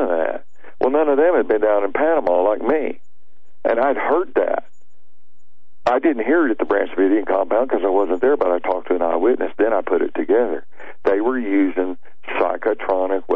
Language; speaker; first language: English; native; English